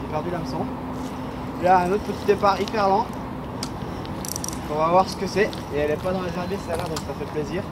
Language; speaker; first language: French; native; French